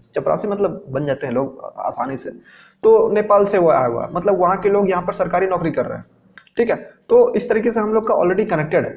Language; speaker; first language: Hindi; native; Hindi